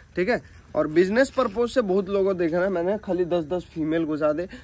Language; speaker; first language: Hindi; non-native, local second language; Odia